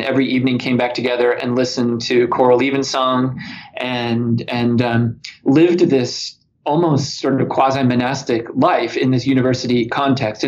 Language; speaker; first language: English; native; English